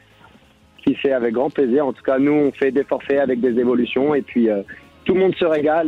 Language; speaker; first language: French; native; French